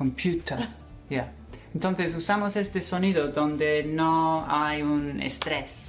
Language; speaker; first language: Spanish; non-native, fluent; English